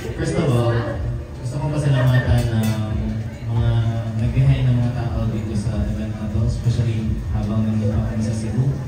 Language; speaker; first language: Filipino; non-native, local second language; Cebuano